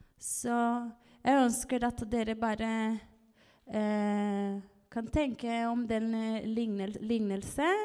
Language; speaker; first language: Norwegian; non-native, fluent; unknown